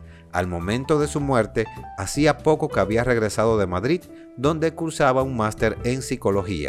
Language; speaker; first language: Spanish; native; Spanish